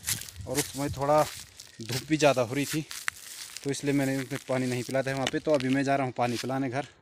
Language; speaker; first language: Hindi; native; Hindi